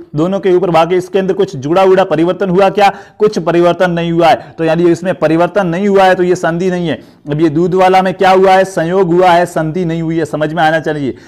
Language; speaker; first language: Hindi; native; Hindi